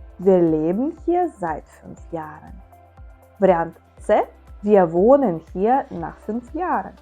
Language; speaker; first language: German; non-native, fluent; Ukrainian